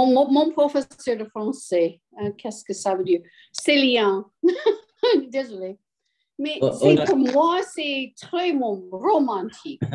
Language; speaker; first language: French; non-native, learner; English